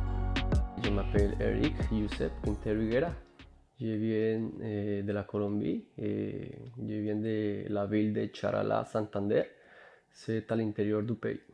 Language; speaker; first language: French; non-native, learner; Spanish